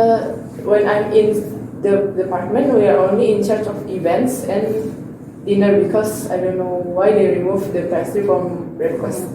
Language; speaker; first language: English; non-native, learner; Indonesian